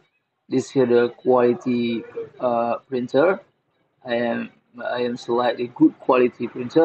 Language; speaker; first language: English; non-native, learner; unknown